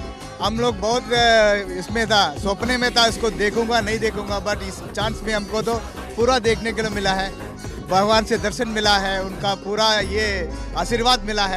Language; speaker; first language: Hindi; non-native, local second language; Tamil